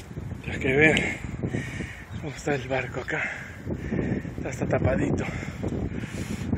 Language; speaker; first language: Spanish; native; Spanish